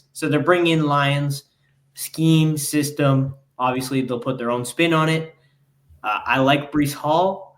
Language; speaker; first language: English; native; English